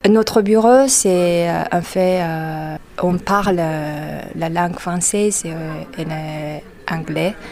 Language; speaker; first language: French; non-native, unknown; Japanese